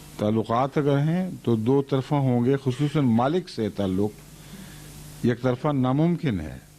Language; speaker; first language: Urdu; native; Urdu